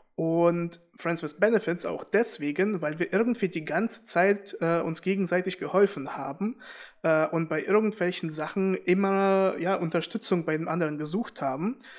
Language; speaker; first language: German; early bilingual, other home language; Russian